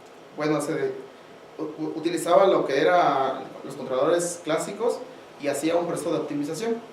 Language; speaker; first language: Spanish; native; Spanish